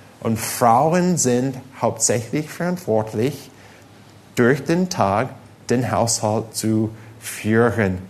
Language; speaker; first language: German; non-native, fluent; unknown